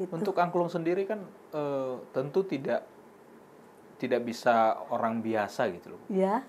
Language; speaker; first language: Indonesian; native; Indonesian